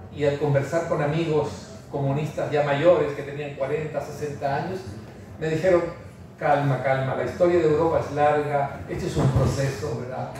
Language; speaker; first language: Spanish; native; Spanish